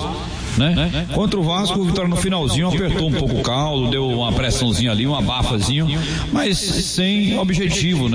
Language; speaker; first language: Portuguese; native; Portuguese